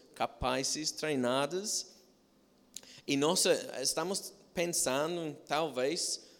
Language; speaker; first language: Portuguese; non-native, fluent; English